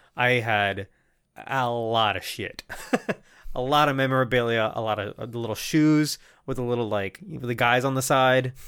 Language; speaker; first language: English; non-native, fluent; Spanish